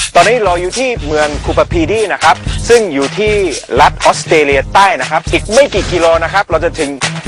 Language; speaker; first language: Thai; non-native, fluent; English